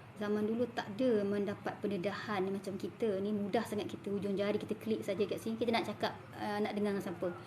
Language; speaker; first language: Malay; native; Malay